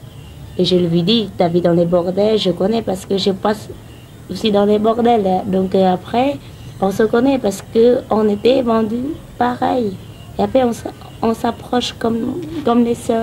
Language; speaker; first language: French; non-native, learner; Khmer